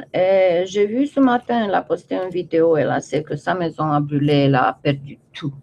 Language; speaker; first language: French; non-native, fluent; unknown